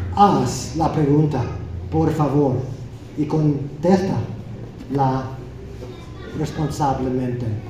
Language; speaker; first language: Spanish; non-native, fluent; English